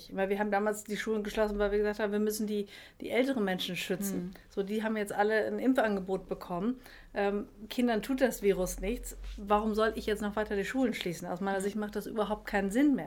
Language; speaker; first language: German; native; German